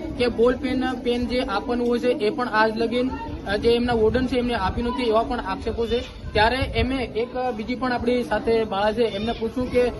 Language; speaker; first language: Gujarati; native; Gujarati